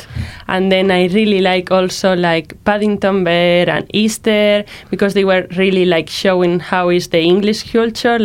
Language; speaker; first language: English; non-native, learner; Spanish